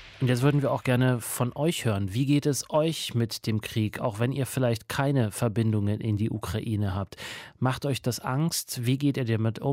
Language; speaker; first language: German; native; German